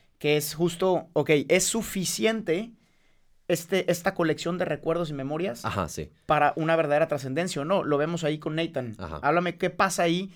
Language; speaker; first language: Spanish; native; Spanish